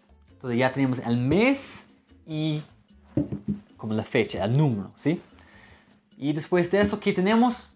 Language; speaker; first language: Spanish; non-native, fluent; English